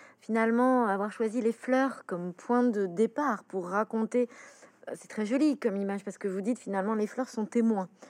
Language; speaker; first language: French; native; French